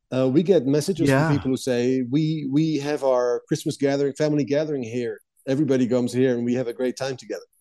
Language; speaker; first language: English; non-native, fluent; Dutch